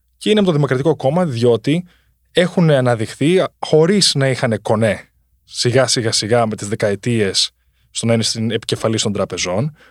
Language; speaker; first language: Greek; early bilingual, heritage; Greek